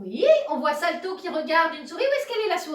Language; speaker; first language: French; native; French